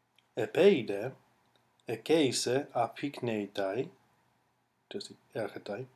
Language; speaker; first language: Greek; non-native, fluent; English